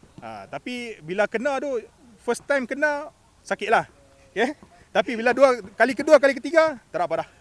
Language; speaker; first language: Malay; native; Malay